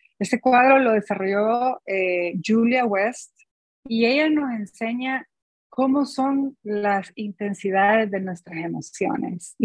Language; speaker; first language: Spanish; native; Spanish